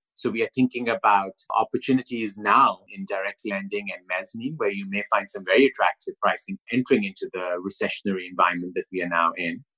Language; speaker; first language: English; non-native, local second language; Urdu